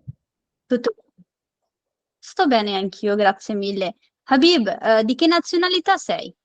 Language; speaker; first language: Italian; non-native, fluent; Urdu